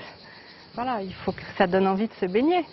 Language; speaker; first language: French; native; French